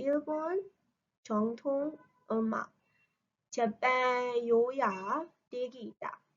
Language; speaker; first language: Korean; non-native, learner; Burmese